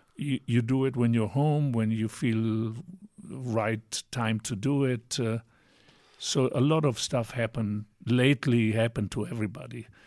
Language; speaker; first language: English; non-native, fluent; Italian